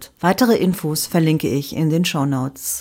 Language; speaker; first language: German; native; German